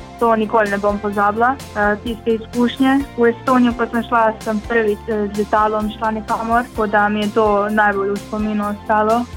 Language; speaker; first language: Slovenian; early bilingual, other home language; Bosnian